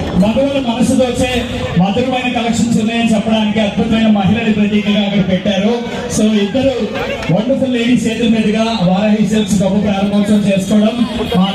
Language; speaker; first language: Telugu; native; Telugu